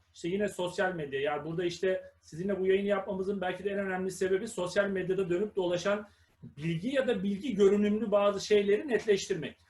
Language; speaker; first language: Turkish; native; Turkish